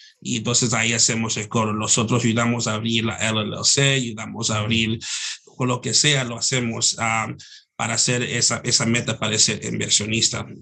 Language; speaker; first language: Spanish; early bilingual, heritage; Spanish